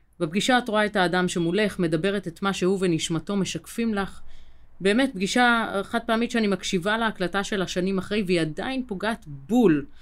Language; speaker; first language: Hebrew; native; Hebrew